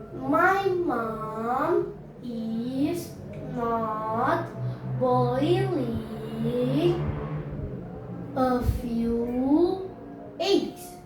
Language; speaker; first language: English; non-native, learner; Indonesian